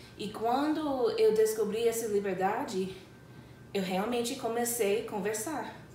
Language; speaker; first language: Portuguese; non-native, fluent; English